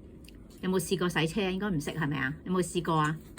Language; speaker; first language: Cantonese; native; Cantonese